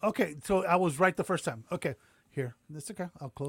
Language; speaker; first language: English; native; English